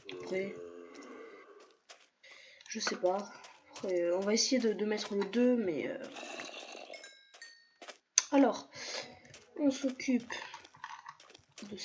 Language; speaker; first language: French; native; French